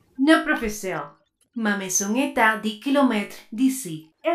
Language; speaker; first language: French; non-native, fluent; Spanish